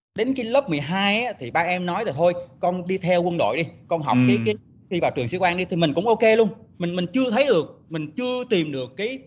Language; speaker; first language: Vietnamese; native; Vietnamese